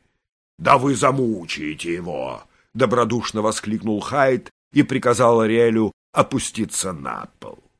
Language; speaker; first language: Russian; native; Russian